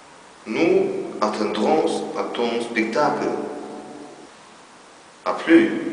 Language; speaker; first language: French; non-native, learner; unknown